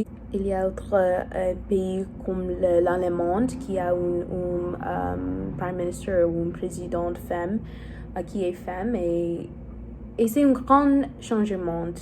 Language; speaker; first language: French; non-native, learner; English